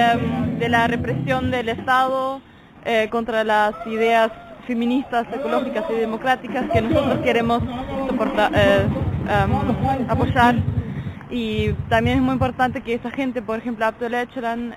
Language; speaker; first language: Spanish; non-native, learner; German